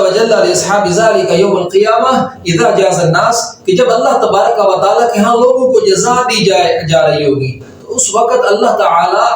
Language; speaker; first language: Urdu; native; Urdu